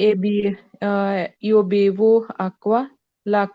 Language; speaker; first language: Italian; non-native, learner; Punjabi